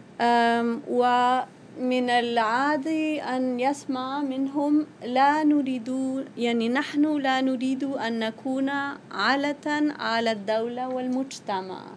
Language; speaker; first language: Arabic; non-native, fluent; Spanish